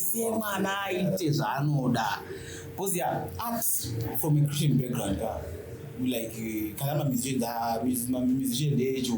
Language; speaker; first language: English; non-native, local second language; Shona